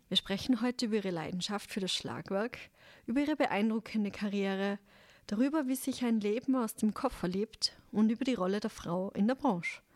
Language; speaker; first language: German; native; German